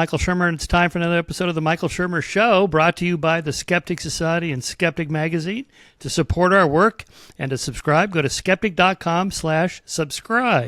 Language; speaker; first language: English; native; English